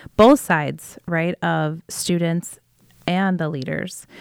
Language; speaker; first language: English; native; English